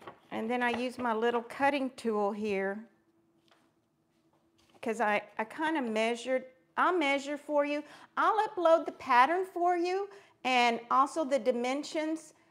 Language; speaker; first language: English; early bilingual, other home language; Spanish